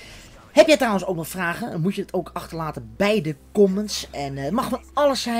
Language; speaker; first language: Dutch; native; Dutch